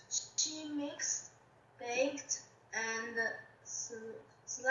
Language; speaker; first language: English; non-native, learner; Chinese